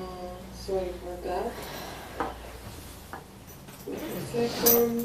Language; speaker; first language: English; non-native, fluent; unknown